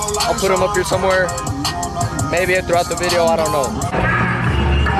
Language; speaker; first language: English; early bilingual, other home language; Spanish